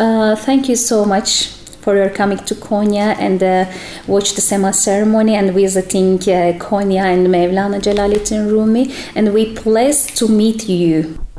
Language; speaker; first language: English; non-native, fluent; Turkish